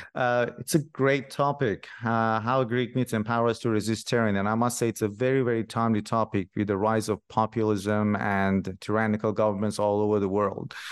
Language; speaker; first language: English; non-native, fluent; Persian